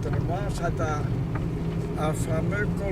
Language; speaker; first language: French; non-native, local second language; Dutch